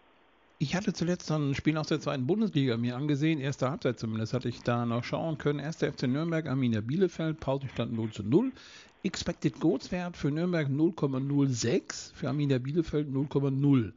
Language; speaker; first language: German; native; German